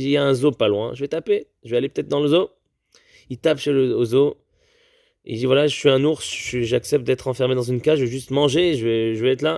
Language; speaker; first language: French; native; French